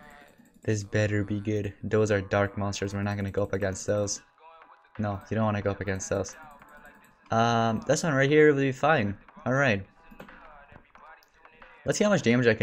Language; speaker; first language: English; native; English